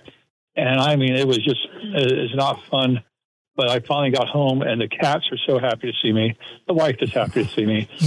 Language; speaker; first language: English; native; English